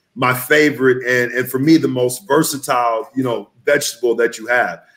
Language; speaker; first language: English; native; English